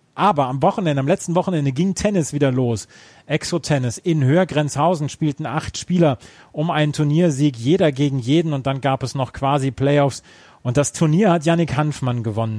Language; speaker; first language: German; native; German